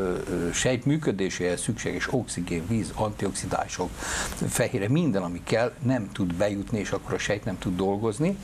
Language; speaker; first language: Hungarian; native; Hungarian